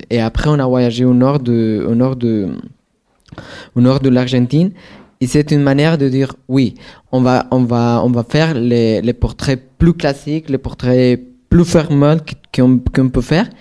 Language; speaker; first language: French; non-native, fluent; Spanish